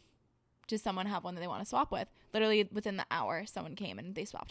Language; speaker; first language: English; native; English